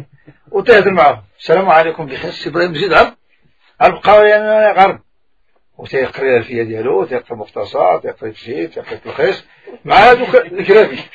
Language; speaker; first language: Arabic; native; Arabic